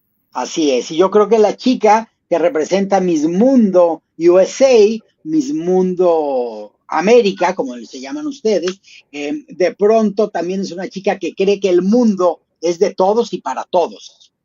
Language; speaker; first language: Spanish; native; Spanish